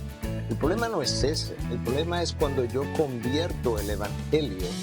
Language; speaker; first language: Spanish; native; Spanish